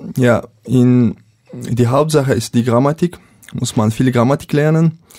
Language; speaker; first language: German; non-native, fluent; Chechen